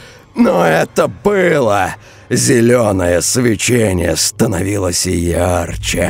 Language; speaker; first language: Russian; native; Russian